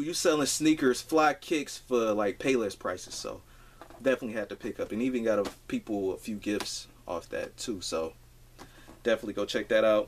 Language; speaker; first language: English; native; English